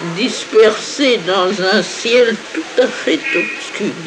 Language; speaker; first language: French; native; French